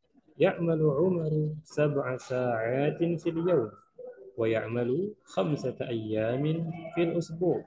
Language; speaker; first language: Arabic; non-native, fluent; Indonesian